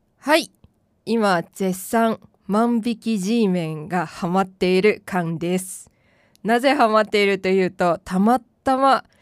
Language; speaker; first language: Japanese; non-native, fluent; Korean